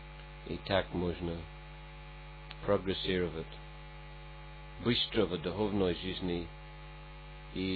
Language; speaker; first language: Russian; non-native, fluent; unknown